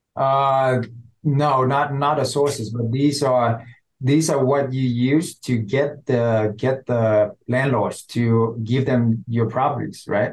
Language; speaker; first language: English; non-native, fluent; Vietnamese